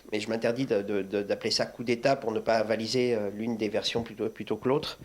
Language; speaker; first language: French; native; French